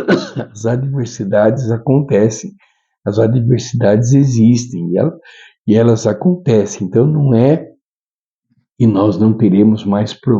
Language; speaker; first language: Portuguese; native; Portuguese